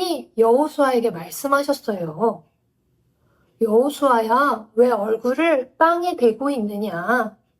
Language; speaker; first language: Korean; native; Korean